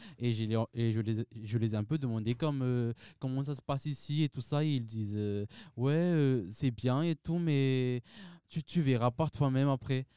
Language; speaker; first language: French; non-native, local second language; Malagasy